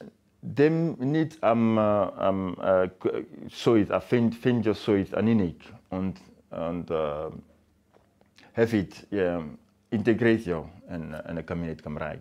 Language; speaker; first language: Welsh; non-native, learner; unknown